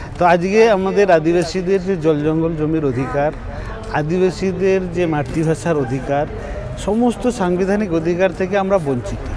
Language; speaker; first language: Bangla; non-native, local second language; Santali